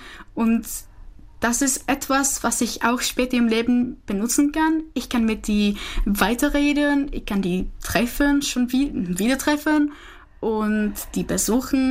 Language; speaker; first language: German; non-native, fluent; Czech